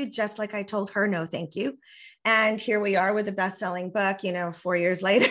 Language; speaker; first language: English; early bilingual, other home language; Spanish